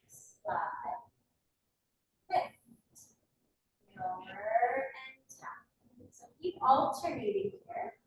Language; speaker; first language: English; native; English